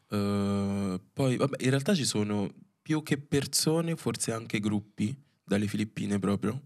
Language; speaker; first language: Italian; early bilingual, other home language; Filipino